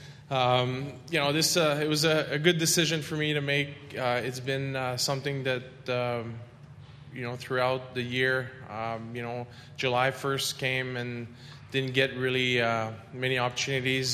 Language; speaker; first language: English; non-native, fluent; French